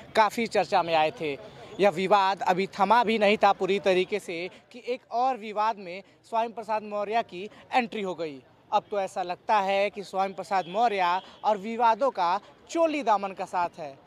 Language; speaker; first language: Hindi; native; Hindi